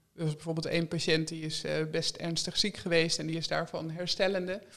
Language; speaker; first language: Dutch; native; Dutch